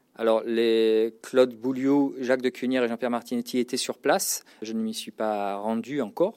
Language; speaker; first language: French; native; French